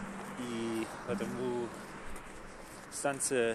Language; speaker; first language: Russian; non-native, learner; English